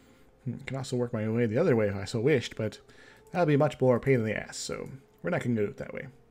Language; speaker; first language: English; native; English